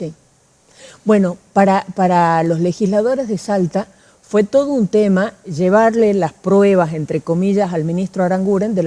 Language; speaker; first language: Spanish; native; Spanish